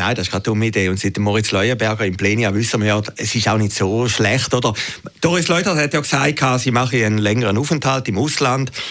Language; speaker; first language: German; native; German